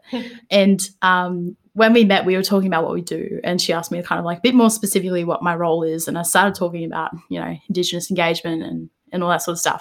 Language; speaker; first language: English; native; English